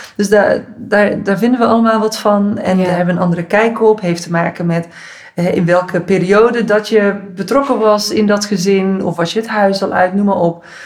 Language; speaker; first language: Dutch; native; Dutch